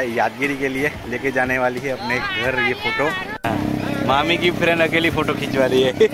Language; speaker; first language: Hindi; non-native, local second language; Gujarati